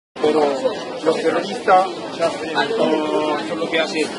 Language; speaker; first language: Spanish; non-native, learner; Italian